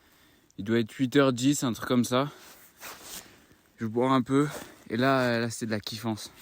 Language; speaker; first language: French; native; French